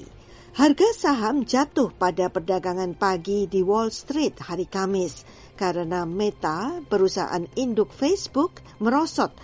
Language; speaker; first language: Indonesian; native; Indonesian